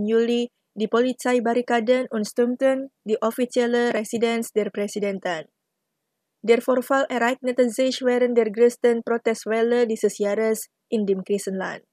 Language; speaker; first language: German; non-native, fluent; Indonesian